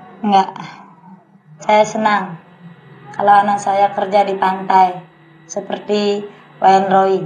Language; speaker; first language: Indonesian; non-native, local second language; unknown